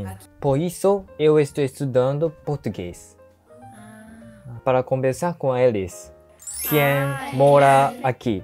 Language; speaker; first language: Portuguese; non-native, learner; Japanese